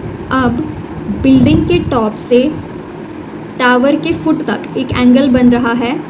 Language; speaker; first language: Hindi; native; Hindi